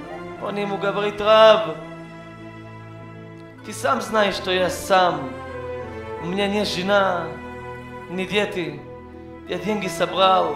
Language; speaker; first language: Russian; non-native, learner; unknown